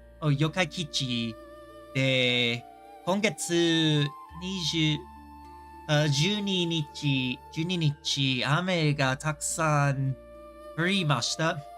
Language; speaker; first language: Japanese; non-native, learner; English